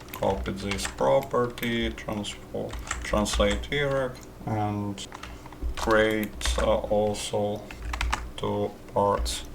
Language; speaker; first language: English; non-native, fluent; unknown